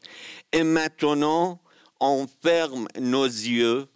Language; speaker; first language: French; non-native, fluent; Kurdish